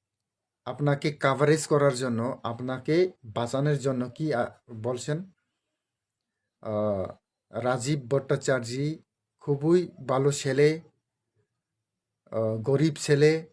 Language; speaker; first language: Bangla; non-native, local second language; Kok Borok